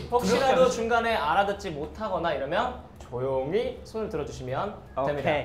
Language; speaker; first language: Korean; native; Korean